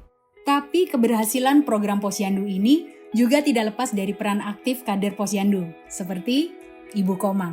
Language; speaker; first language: Indonesian; native; Indonesian